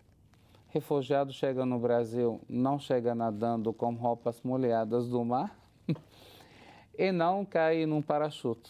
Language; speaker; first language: Portuguese; non-native, fluent; Arabic